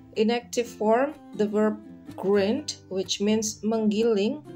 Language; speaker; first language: English; non-native, fluent; Indonesian